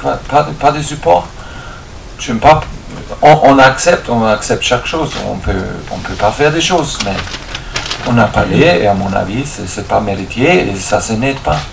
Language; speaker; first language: French; non-native, fluent; German